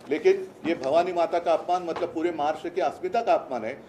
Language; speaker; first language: Hindi; non-native, local second language; Marathi